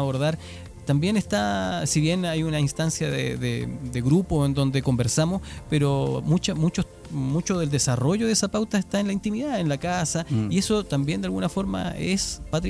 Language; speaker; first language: Spanish; native; Spanish